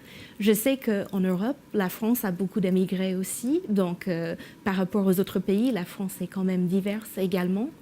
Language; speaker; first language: French; non-native, fluent; English